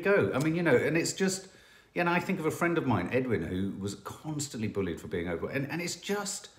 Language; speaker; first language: English; native; English